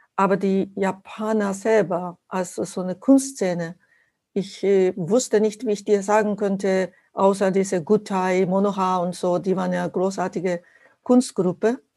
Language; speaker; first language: German; non-native, fluent; Japanese